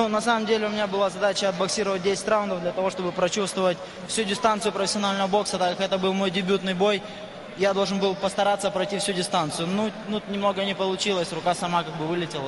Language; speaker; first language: Russian; native; Russian